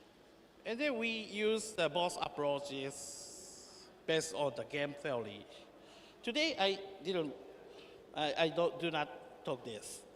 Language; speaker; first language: English; non-native, learner; Japanese